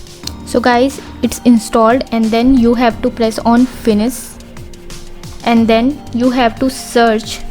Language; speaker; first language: English; non-native, local second language; Hindi